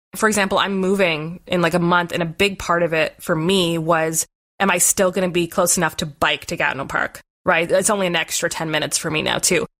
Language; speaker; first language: English; native; English